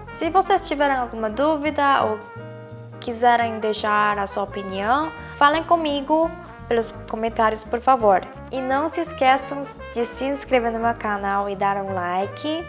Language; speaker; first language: Portuguese; non-native, fluent; Korean